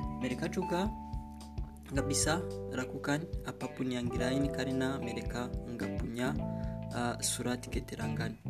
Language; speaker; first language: Indonesian; non-native, learner; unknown